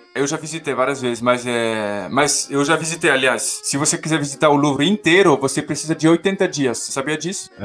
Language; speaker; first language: Portuguese; non-native, fluent; French